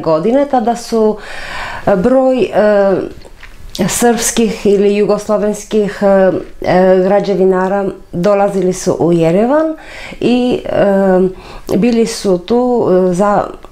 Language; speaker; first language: Serbian; non-native, fluent; Armenian